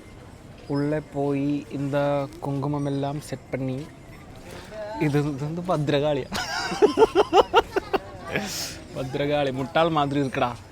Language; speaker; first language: Tamil; non-native, learner; Malayalam